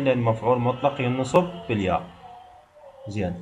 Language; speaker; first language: Arabic; native; Arabic